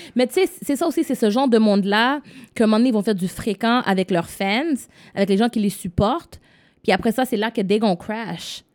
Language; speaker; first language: French; non-native, local second language; English